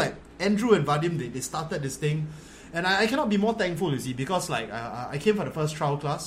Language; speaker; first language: English; native; English